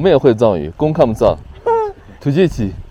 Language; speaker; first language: Chinese; native; Chinese